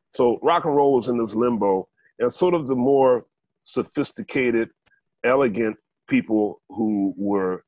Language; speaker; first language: English; native; English